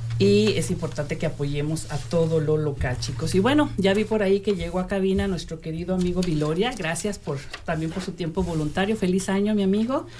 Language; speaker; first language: Spanish; native; Spanish